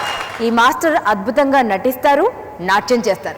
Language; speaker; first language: Telugu; native; Telugu